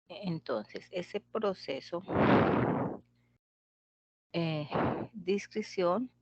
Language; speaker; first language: Spanish; native; Spanish